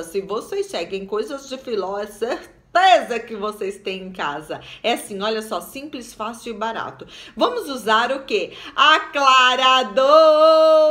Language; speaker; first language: Portuguese; native; Portuguese